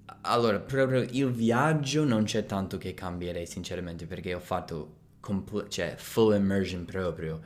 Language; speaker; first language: Italian; non-native, fluent; English